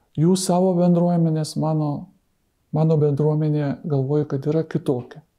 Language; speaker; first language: Lithuanian; native; Lithuanian